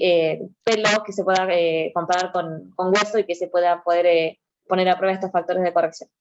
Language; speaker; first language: Spanish; native; Spanish